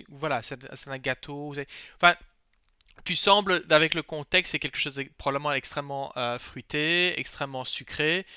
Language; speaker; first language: French; native; French